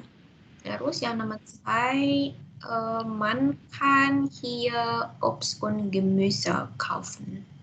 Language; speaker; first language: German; non-native, fluent; Indonesian